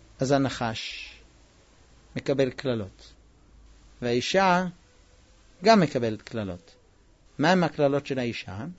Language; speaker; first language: Hebrew; non-native, fluent; English